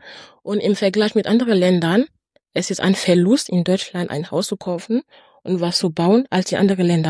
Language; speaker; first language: German; early bilingual, other home language; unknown